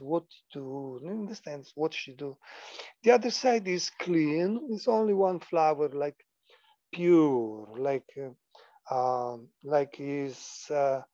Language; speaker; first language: English; non-native, learner; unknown